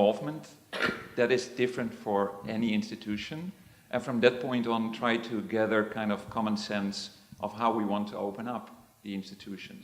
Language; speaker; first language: English; non-native, fluent; Dutch